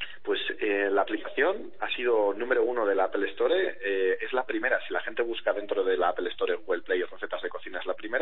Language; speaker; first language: Spanish; native; Spanish